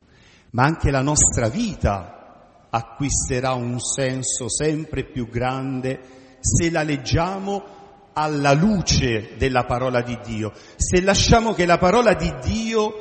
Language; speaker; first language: Italian; native; Italian